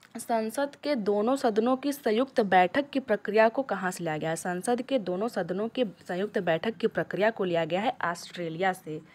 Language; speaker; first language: Hindi; native; Hindi